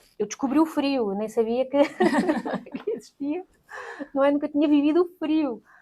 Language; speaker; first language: Portuguese; native; Portuguese